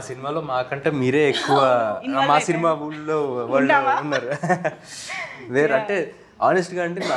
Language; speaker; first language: Telugu; native; Telugu